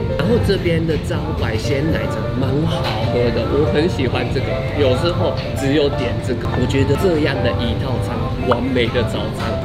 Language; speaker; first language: Chinese; non-native, fluent; Japanese